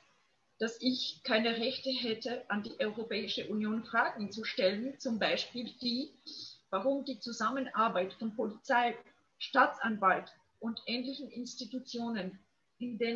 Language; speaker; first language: German; non-native, fluent; Polish